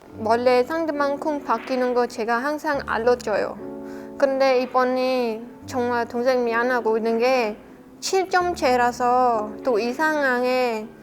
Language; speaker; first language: Korean; non-native, learner; Khmer